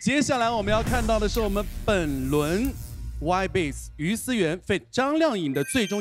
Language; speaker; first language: Chinese; native; Chinese